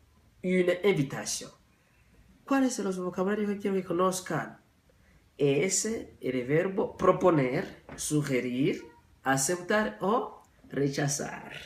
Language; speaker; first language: Spanish; non-native, fluent; French